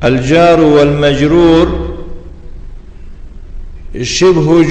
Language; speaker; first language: Arabic; non-native, fluent; Tajik